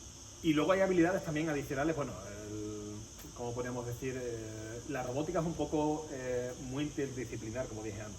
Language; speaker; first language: Spanish; native; Spanish